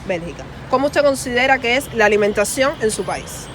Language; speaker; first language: Spanish; native; Spanish